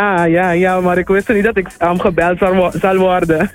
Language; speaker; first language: Dutch; non-native, local second language; Papiamento